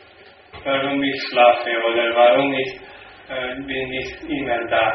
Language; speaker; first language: German; non-native, learner; Slovenian